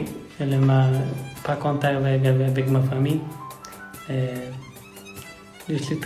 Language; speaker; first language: French; non-native, learner; Persian